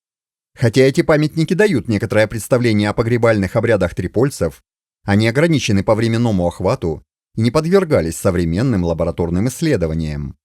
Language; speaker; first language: Russian; native; Russian